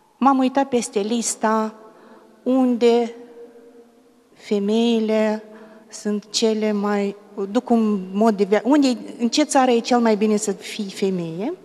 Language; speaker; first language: Romanian; native; Romanian